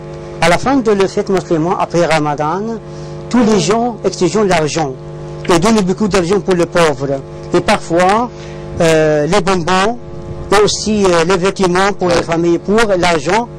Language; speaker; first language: French; non-native, learner; Arabic